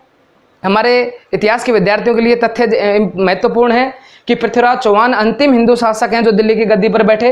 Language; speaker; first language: Hindi; native; Hindi